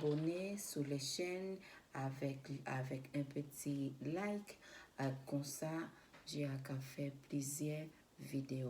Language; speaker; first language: French; non-native, learner; Spanish